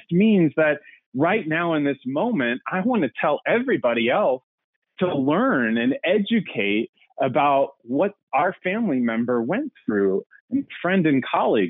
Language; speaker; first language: English; native; English